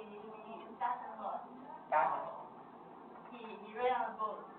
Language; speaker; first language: English; non-native, learner; Chinese